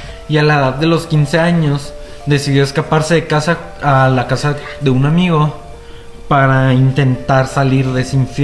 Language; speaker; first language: Spanish; native; Spanish